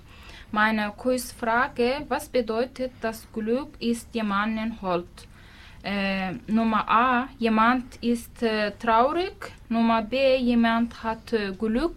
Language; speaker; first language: German; non-native, learner; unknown